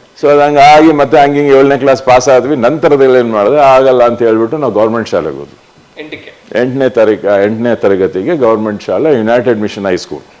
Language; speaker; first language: Kannada; native; Kannada